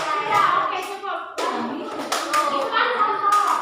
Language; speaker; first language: Indonesian; native; Indonesian